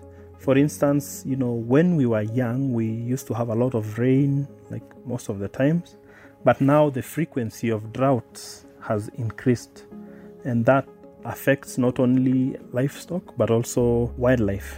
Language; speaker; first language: English; non-native, local second language; Masai